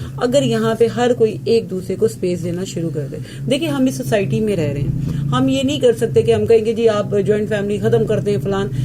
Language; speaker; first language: Urdu; native; Urdu